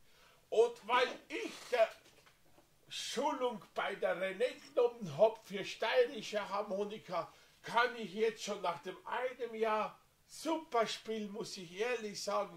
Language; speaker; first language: German; non-native, fluent; Slovenian